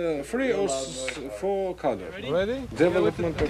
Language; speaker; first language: English; non-native, learner; Russian